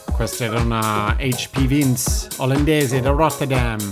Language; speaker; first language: Italian; non-native, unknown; English